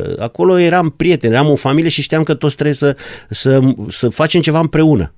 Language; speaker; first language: Romanian; non-native, local second language; German